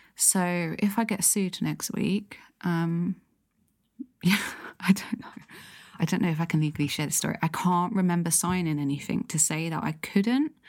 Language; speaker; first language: English; native; English